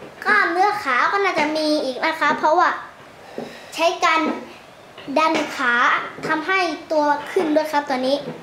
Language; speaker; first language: Thai; native; Thai